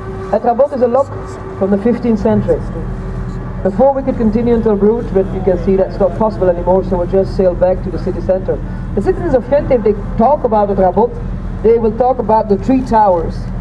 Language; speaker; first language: English; non-native, fluent; Dutch